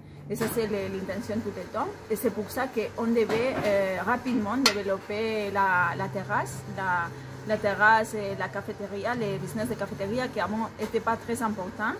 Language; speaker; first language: French; non-native, fluent; Spanish